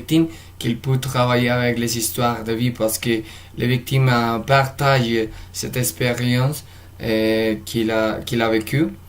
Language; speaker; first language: French; non-native, fluent; Spanish